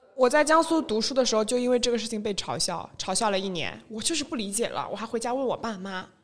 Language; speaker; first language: Chinese; native; Chinese